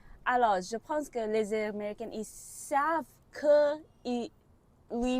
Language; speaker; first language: French; non-native, learner; Vietnamese